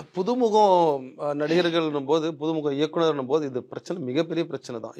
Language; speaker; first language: Tamil; native; Tamil